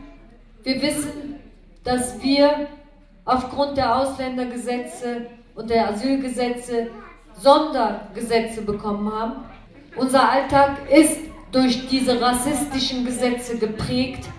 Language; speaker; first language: German; non-native, fluent; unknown